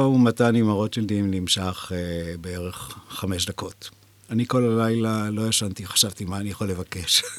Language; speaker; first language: Hebrew; native; Hebrew